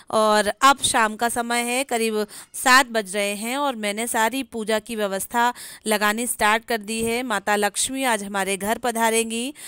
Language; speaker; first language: Hindi; native; Hindi